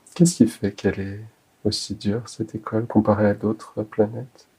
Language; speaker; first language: French; native; French